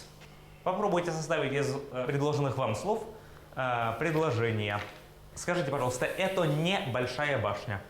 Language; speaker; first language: Russian; native; Russian